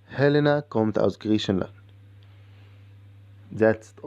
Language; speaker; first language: German; non-native, fluent; Arabic